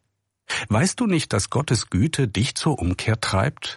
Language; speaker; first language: German; native; German